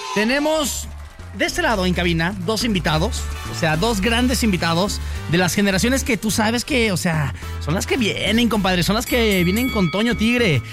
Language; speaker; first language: Spanish; native; Spanish